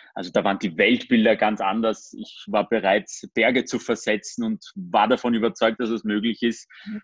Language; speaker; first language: German; early bilingual, other home language; Armenian